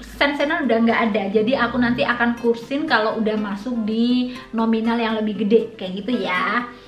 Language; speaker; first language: Indonesian; native; Indonesian